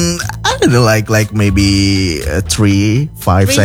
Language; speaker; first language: English; non-native, fluent; Indonesian